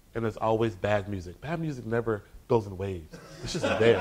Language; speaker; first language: English; native; English